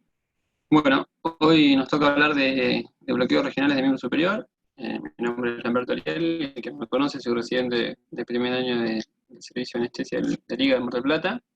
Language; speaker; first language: Spanish; native; Spanish